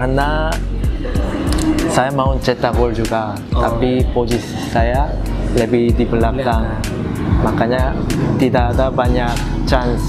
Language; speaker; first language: Indonesian; non-native, learner; Korean